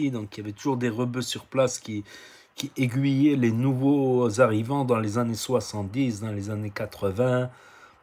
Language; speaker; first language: French; native; French